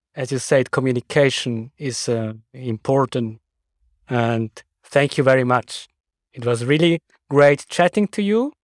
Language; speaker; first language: English; non-native, fluent; Swiss German